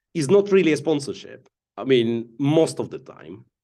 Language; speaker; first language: English; non-native, fluent; Russian